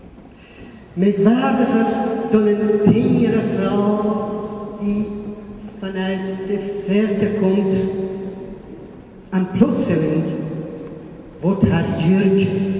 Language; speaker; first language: Dutch; non-native, fluent; Persian